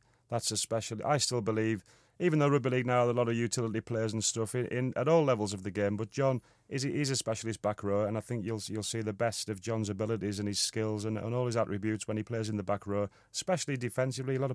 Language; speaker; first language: English; native; English